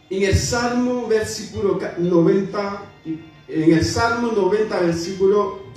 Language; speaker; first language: Spanish; non-native, fluent; Haitian Creole